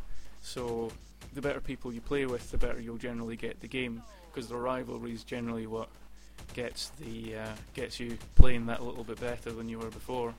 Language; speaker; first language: English; native; English